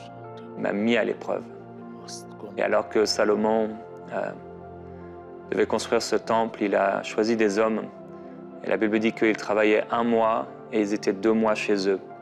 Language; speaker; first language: French; native; French